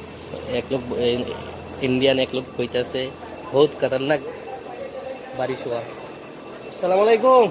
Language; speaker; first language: Hindi; non-native, learner; Bangla